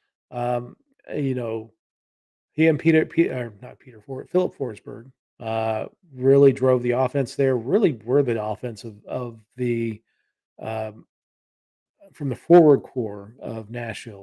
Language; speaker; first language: English; native; English